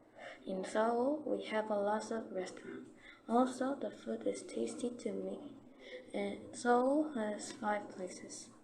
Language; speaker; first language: English; non-native, learner; Korean